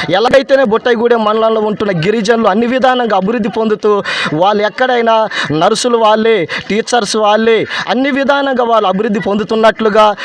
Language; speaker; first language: Telugu; non-native, local second language; Koya